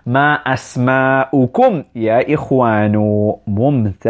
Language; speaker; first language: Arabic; non-native, fluent; English